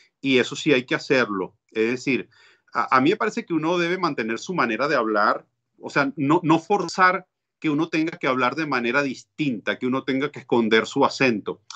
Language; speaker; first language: Spanish; native; Spanish